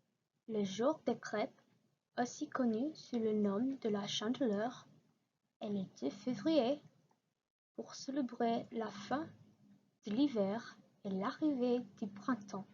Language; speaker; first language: French; non-native, learner; English